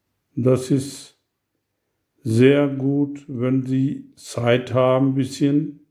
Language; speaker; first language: German; non-native, learner; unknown